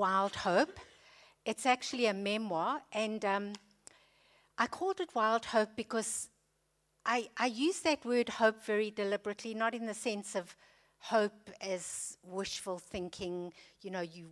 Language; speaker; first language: English; native; English